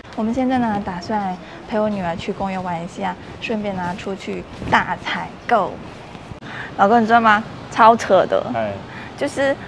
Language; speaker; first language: Chinese; native; Chinese